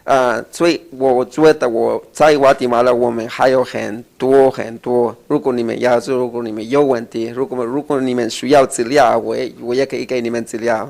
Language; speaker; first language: Chinese; non-native, fluent; Spanish